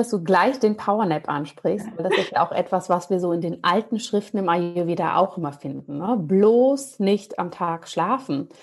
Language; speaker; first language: German; native; German